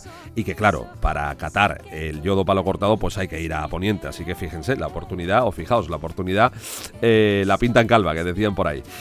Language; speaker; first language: Spanish; native; Spanish